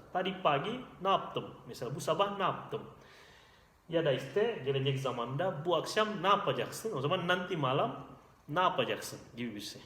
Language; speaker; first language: Turkish; non-native, fluent; Indonesian